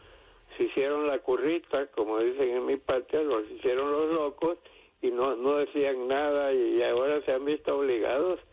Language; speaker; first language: Spanish; native; Spanish